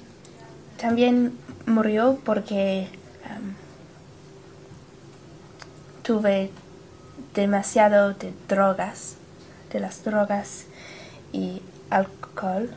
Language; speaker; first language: Spanish; non-native, learner; English